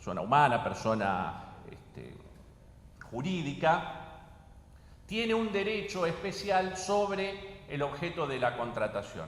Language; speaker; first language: Spanish; native; Spanish